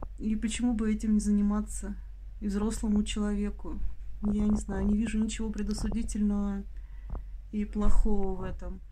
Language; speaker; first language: Russian; native; Russian